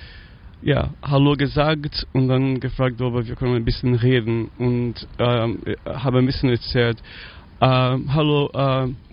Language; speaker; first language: German; non-native, learner; English